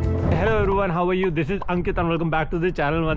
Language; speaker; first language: English; non-native, local second language; Hindi